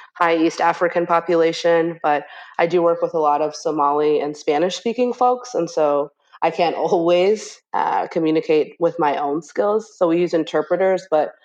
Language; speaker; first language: English; native; English